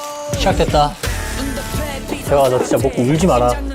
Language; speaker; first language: Korean; native; Korean